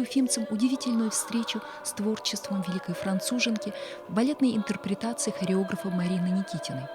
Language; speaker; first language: Russian; native; Russian